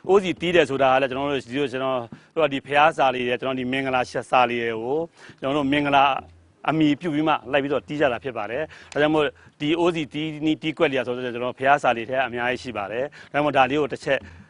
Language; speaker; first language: Burmese; non-native, local second language; Shan